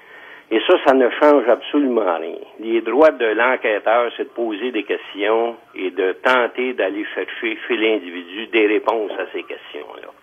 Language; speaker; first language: French; native; French